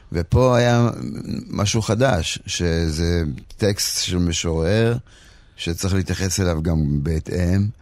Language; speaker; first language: Hebrew; early bilingual, other home language; Polish